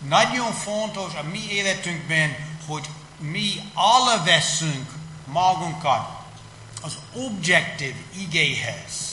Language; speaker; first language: Hungarian; non-native, fluent; English